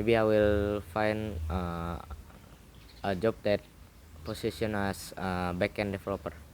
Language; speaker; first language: English; non-native, learner; Indonesian